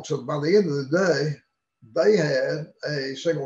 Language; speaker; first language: English; native; English